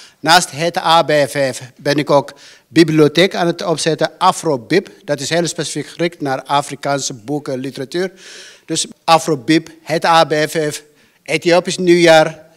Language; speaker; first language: Dutch; non-native, fluent; Amharic